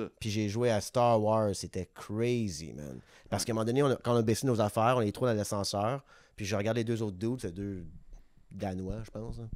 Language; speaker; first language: French; native; French